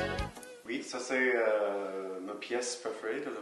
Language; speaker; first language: French; non-native, fluent; English